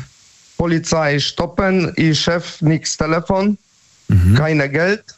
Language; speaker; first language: German; non-native, learner; Polish